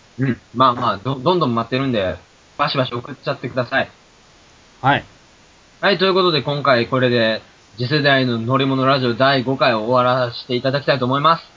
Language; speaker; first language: Japanese; native; Japanese